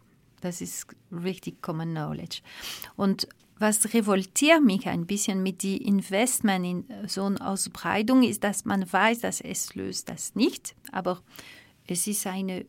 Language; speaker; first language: German; non-native, fluent; French